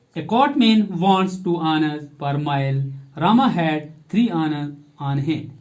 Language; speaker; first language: English; non-native, local second language; Kashmiri